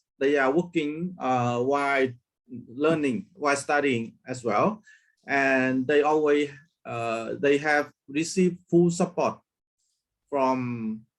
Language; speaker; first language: English; non-native, learner; Vietnamese